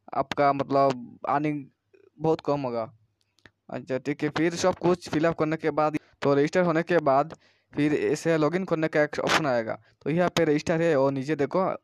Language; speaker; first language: Hindi; non-native, local second language; Bangla